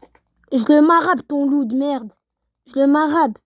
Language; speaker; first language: French; native; French